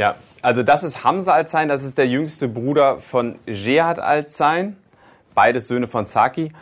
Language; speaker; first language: German; native; German